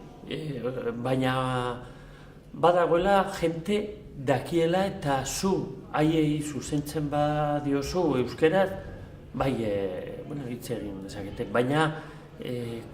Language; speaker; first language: Basque; non-native, local second language; Spanish